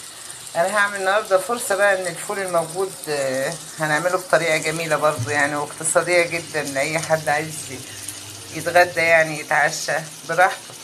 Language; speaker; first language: Arabic; native; Arabic